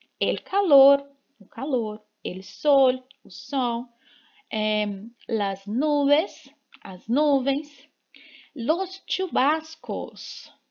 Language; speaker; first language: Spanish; non-native, fluent; Portuguese